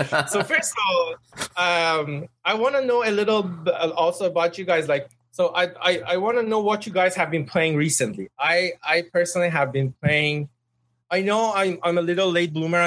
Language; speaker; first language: English; non-native, fluent; Persian